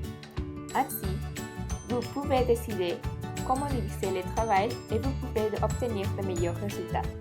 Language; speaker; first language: French; non-native, learner; Spanish